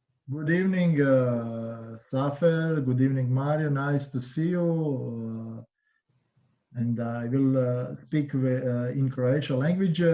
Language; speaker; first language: English; non-native, learner; Croatian